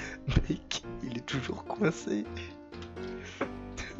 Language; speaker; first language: French; native; French